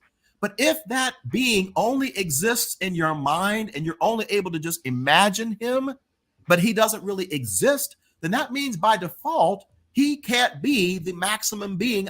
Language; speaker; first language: English; native; English